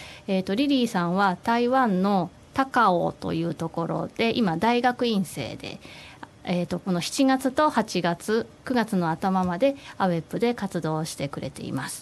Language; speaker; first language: Japanese; native; Japanese